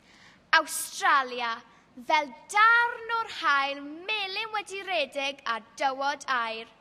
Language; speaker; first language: Welsh; non-native, local second language; English